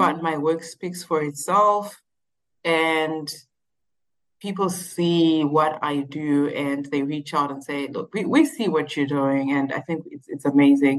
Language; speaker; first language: English; non-native, local second language; Shona